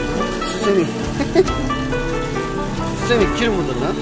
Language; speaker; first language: Korean; native; Korean